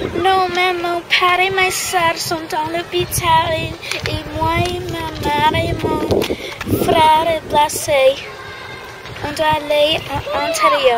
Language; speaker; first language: French; non-native, learner; English